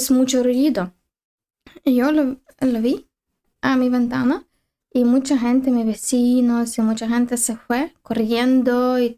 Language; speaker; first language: Spanish; non-native, learner; Ukrainian